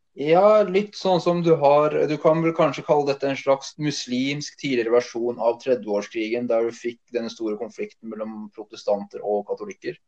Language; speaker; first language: Norwegian; early bilingual, other home language; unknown